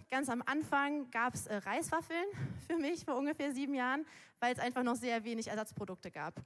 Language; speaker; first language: German; native; German